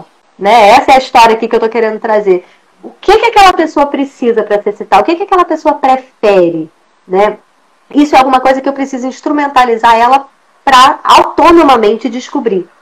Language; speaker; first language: Portuguese; native; Portuguese